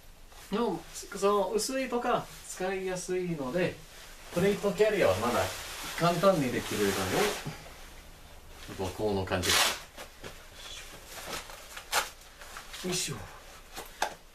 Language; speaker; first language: Japanese; non-native, fluent; English